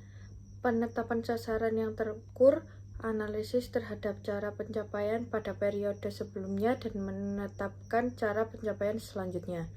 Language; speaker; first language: Indonesian; native; Indonesian